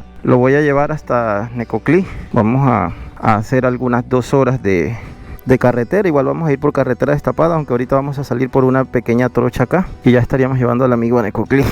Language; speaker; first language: Spanish; native; Spanish